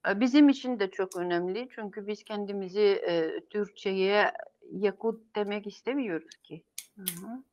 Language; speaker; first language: Turkish; non-native, fluent; Yakut